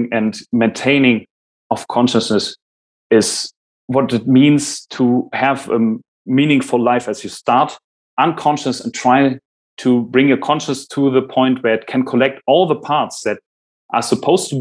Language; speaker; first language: English; non-native, fluent; German